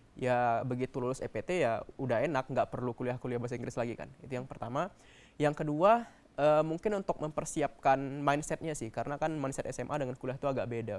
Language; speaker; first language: Indonesian; native; Indonesian